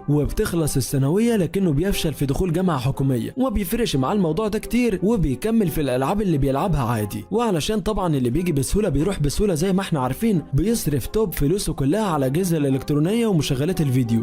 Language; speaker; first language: Arabic; native; Arabic